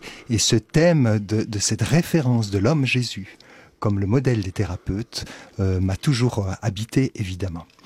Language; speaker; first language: French; native; French